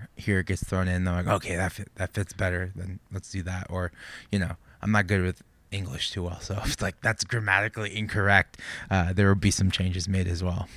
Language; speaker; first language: English; native; English